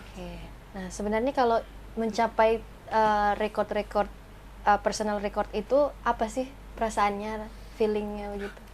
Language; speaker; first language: Indonesian; native; Indonesian